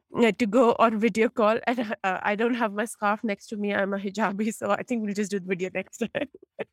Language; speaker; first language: English; non-native, local second language; Urdu